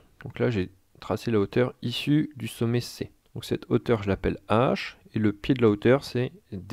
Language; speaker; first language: French; native; French